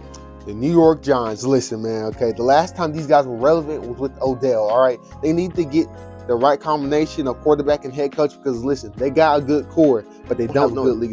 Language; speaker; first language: English; native; English